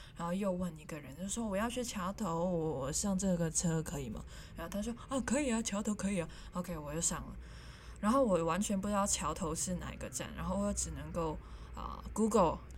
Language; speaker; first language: Chinese; non-native, local second language; Cantonese